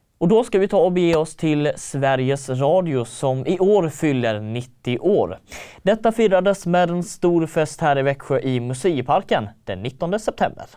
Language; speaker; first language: Swedish; native; Swedish